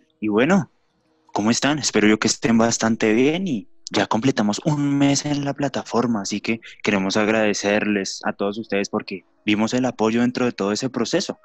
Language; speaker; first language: Spanish; native; Spanish